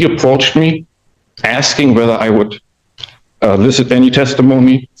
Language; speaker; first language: English; native; English